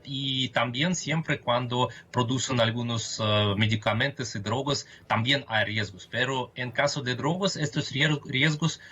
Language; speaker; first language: Spanish; non-native, fluent; Russian